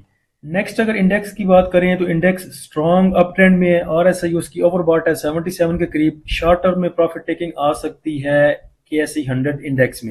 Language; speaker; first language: Hindi; native; Hindi